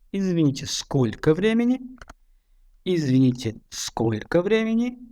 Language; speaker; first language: Russian; non-native, fluent; Tajik